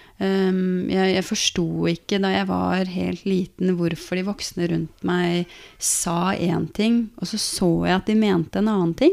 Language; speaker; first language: Norwegian; native; Norwegian